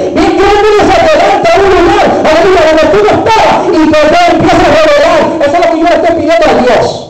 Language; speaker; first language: Spanish; early bilingual, heritage; Spanish